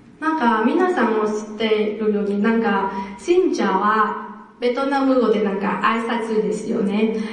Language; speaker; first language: Japanese; non-native, fluent; Vietnamese